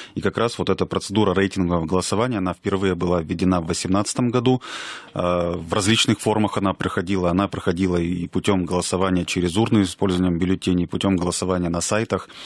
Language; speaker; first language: Russian; native; Russian